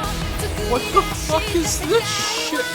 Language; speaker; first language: English; native; English